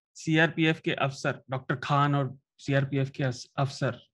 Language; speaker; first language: Hindi; native; Hindi